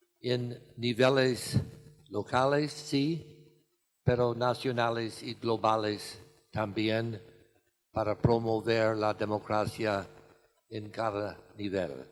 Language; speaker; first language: Spanish; non-native, fluent; English